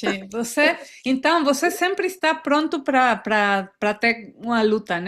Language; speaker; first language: Portuguese; non-native, fluent; Spanish